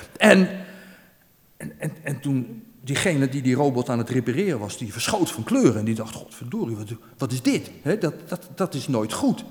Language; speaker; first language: Dutch; native; Dutch